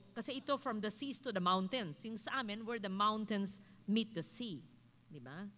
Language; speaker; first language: English; non-native, local second language; Filipino